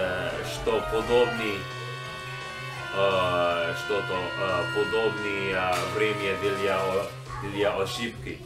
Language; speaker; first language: Russian; non-native, learner; English